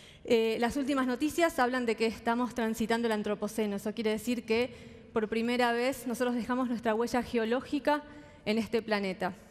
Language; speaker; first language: Spanish; native; Spanish